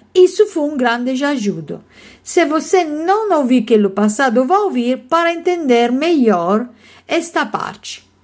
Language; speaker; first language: Portuguese; non-native, learner; Italian